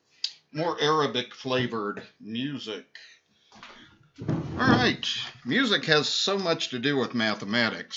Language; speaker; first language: English; native; English